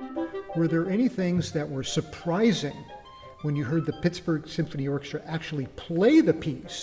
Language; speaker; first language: English; native; English